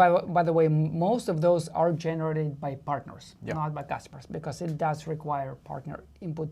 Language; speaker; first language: English; non-native, fluent; Russian